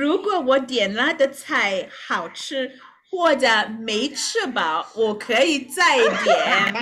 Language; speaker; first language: Chinese; non-native, learner; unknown